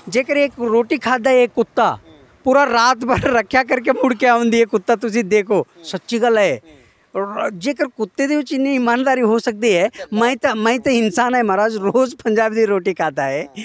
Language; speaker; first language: Punjabi; non-native, local second language; Kannada